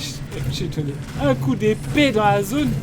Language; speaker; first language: French; native; French